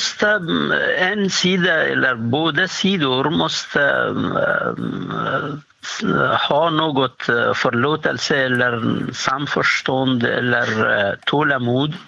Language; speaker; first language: Swedish; non-native, fluent; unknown